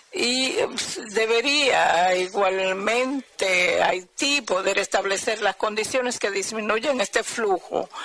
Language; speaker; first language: Spanish; non-native, fluent; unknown